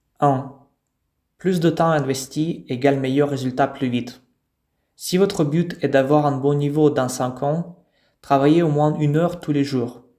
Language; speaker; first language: French; non-native, fluent; Russian